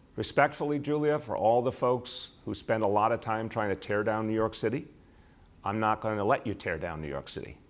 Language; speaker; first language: English; native; English